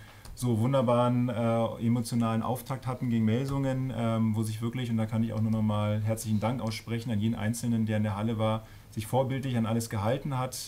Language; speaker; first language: German; native; German